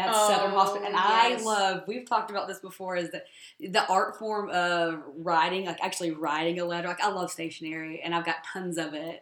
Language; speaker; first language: English; native; English